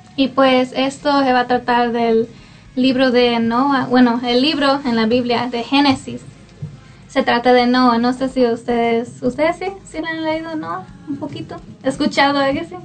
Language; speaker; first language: Spanish; early bilingual, heritage; Spanish